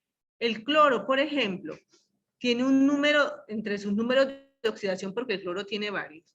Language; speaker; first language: Spanish; native; Spanish